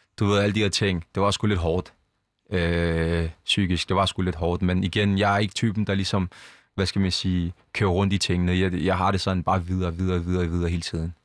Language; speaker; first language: Danish; early bilingual, other home language; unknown